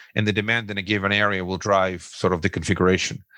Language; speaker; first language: English; non-native, fluent; Russian